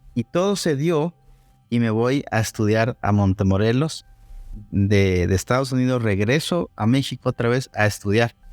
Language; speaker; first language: Spanish; non-native, local second language; Zapotec